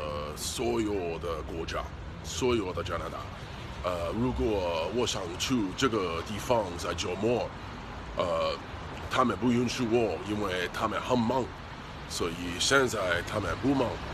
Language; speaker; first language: Chinese; non-native, learner; English